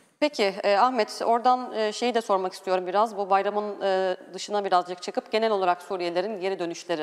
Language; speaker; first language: Turkish; native; Turkish